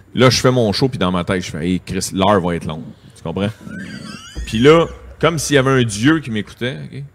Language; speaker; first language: French; native; French